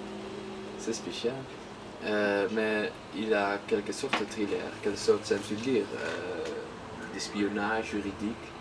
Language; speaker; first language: French; non-native, learner; Dutch